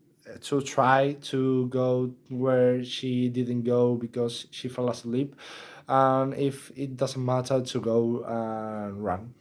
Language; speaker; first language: English; non-native, learner; Spanish